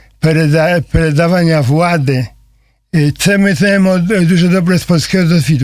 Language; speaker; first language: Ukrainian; non-native, learner; Polish